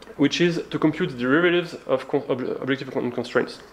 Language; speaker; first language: English; non-native, fluent; French